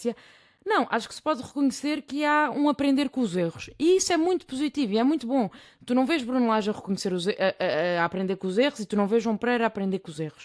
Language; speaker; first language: Portuguese; native; Portuguese